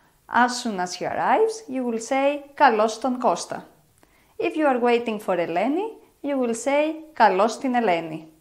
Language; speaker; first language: English; non-native, fluent; Greek